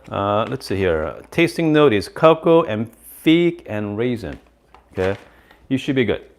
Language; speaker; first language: English; non-native, fluent; Korean